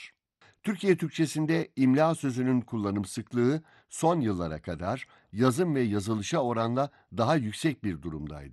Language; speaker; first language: Turkish; native; Turkish